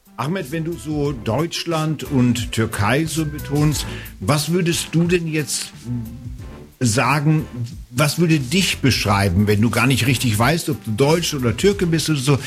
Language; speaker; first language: German; native; German